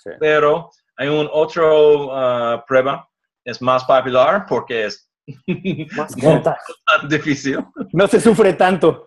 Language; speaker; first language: Spanish; non-native, learner; English